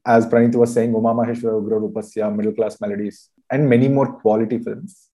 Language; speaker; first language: English; non-native, local second language; Telugu